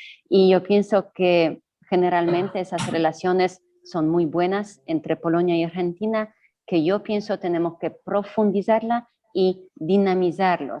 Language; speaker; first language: Spanish; non-native, fluent; Polish